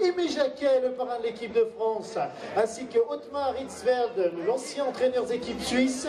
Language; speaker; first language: French; native; French